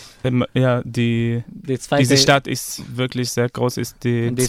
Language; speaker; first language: German; non-native, fluent; Arabic